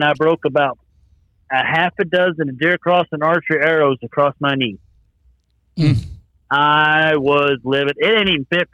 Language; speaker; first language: English; native; English